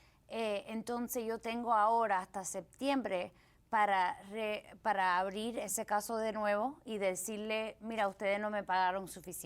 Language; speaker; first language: Spanish; early bilingual, heritage; Spanish